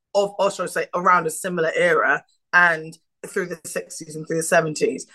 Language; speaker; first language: English; native; English